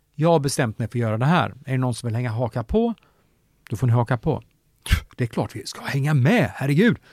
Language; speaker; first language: Swedish; native; Swedish